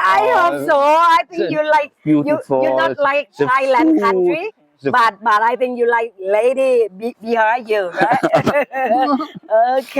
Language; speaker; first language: English; non-native, learner; Thai